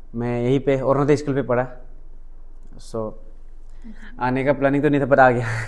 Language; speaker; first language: Hindi; non-native, local second language; Mising